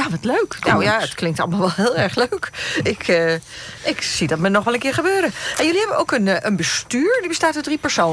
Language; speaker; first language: Dutch; native; Dutch